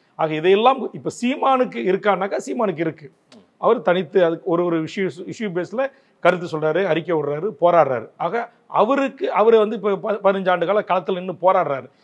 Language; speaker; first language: Tamil; native; Tamil